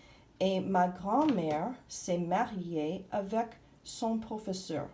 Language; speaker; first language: French; non-native, fluent; English